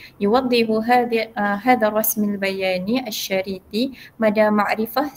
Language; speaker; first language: Arabic; non-native, learner; Malay